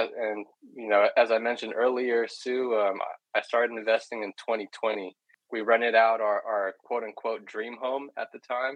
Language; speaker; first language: English; native; English